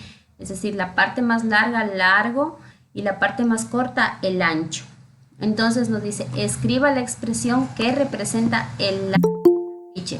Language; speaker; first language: Spanish; native; Spanish